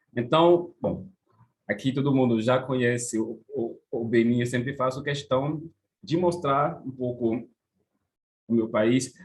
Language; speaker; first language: Portuguese; non-native, fluent; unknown